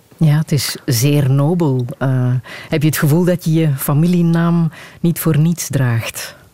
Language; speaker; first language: Dutch; native; Dutch